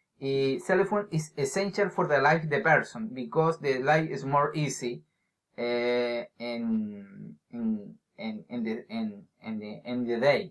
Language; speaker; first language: English; non-native, learner; Spanish